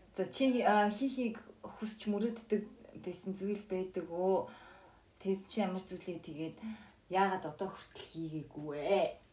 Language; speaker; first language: Mongolian; early bilingual, heritage; Mongolian